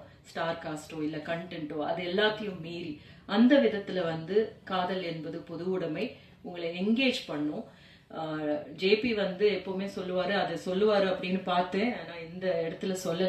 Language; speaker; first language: Tamil; native; Tamil